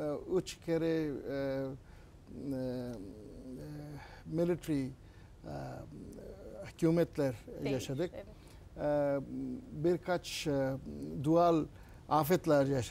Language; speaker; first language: Turkish; non-native, learner; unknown